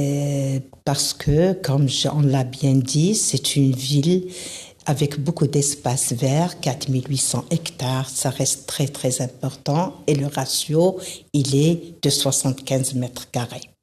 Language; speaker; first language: French; non-native, local second language; Arabic